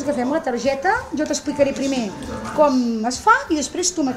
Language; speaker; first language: Catalan; native; Catalan